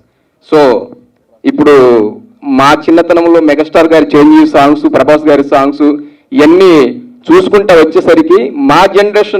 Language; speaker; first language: Telugu; native; Telugu